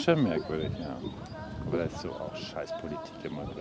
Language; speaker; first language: German; native; German